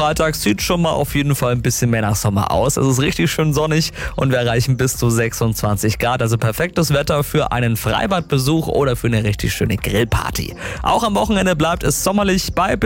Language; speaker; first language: German; native; German